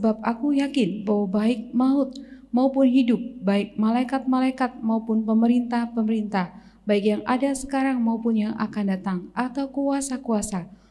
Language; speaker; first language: Indonesian; native; Indonesian